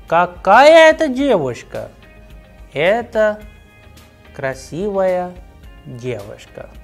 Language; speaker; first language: Russian; non-native, fluent; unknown